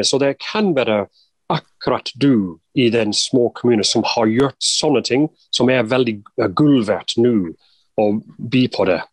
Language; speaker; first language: Norwegian; non-native, fluent; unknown